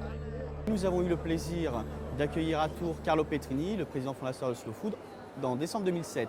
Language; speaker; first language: French; native; French